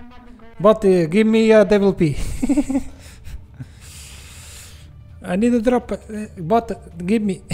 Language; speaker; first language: English; non-native, learner; Portuguese